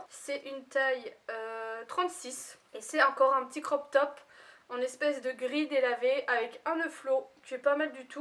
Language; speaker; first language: French; native; French